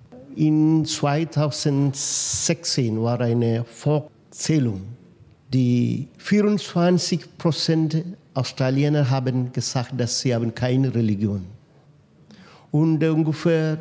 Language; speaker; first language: German; non-native, fluent; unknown